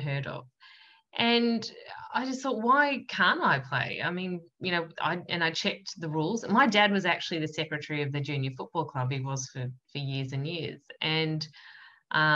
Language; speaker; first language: English; native; English